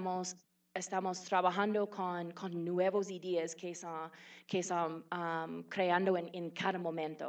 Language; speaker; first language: Spanish; non-native, fluent; English